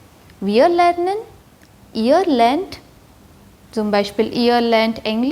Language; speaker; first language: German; non-native, fluent; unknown